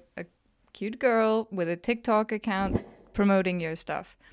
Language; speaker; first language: English; native; English